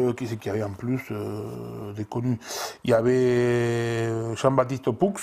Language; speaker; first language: French; non-native, fluent; Spanish